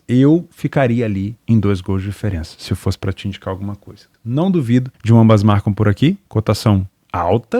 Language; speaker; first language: Portuguese; native; Portuguese